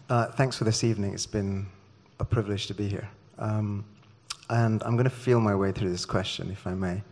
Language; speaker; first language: English; native; English